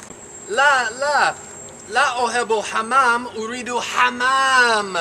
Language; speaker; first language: Arabic; non-native, learner; English